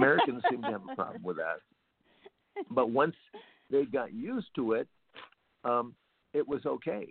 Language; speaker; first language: English; native; English